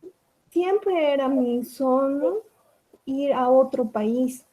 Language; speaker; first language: Portuguese; non-native, learner; Spanish